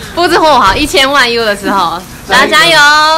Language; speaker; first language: Chinese; native; Chinese